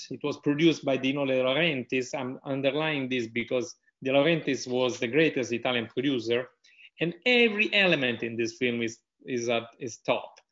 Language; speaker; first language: English; non-native, fluent; Italian